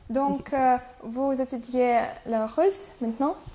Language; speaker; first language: French; non-native, fluent; Russian